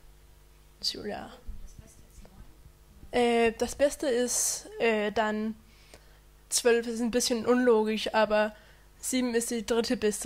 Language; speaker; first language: German; non-native, fluent; Danish